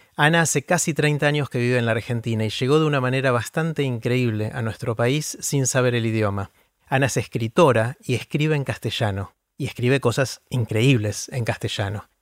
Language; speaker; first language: Spanish; native; Spanish